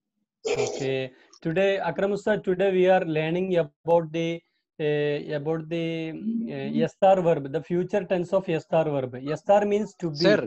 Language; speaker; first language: English; non-native, local second language; Hindi